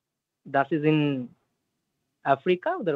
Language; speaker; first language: German; non-native, learner; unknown